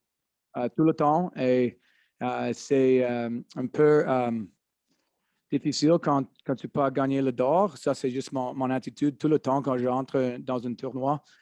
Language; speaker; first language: French; non-native, learner; English